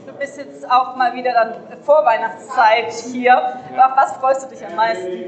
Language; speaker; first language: German; native; German